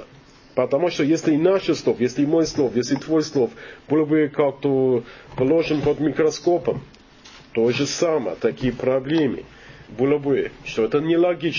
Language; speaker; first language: Russian; non-native, learner; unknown